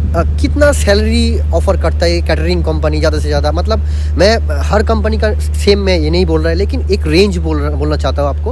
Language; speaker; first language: Hindi; non-native, local second language; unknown